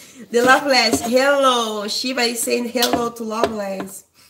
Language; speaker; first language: English; non-native, learner; Portuguese